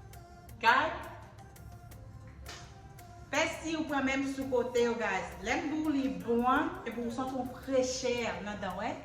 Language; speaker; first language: French; non-native, learner; Haitian Creole